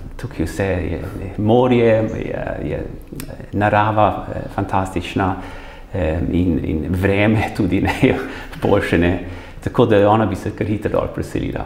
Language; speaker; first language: Slovenian; early bilingual, heritage; Slovenian